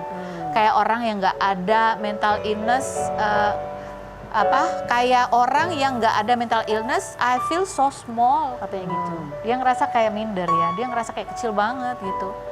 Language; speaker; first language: Indonesian; native; Indonesian